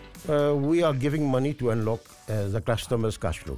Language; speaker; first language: English; non-native, local second language; Morisyen